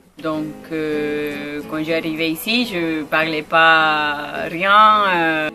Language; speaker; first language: French; non-native, learner; Spanish